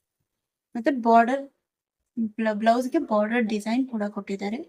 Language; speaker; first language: Kannada; native; Kannada